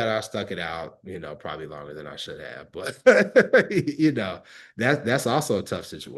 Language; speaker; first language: English; native; English